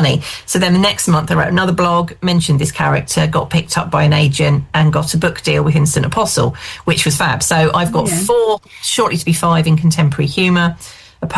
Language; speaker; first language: English; native; English